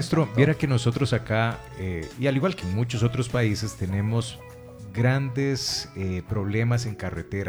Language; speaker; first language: Spanish; native; Spanish